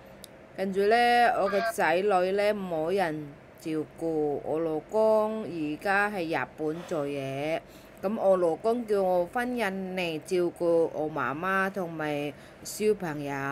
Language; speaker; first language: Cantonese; non-native, learner; Indonesian